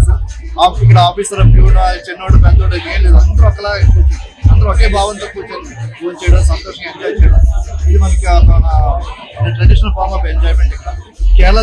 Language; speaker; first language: Telugu; non-native, local second language; Malayalam